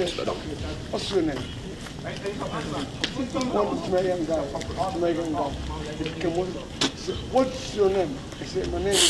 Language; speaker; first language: English; non-native, learner; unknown